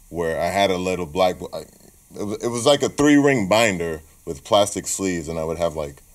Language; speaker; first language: English; native; English